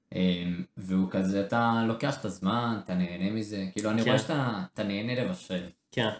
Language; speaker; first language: Hebrew; native; Hebrew